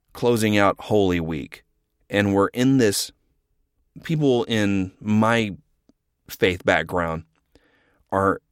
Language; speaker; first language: English; native; English